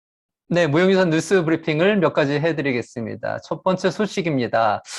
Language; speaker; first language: Korean; native; Korean